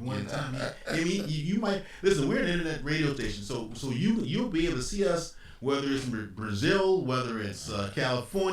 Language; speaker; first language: English; native; English